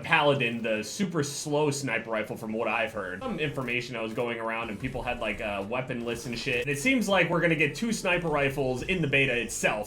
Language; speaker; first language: English; native; English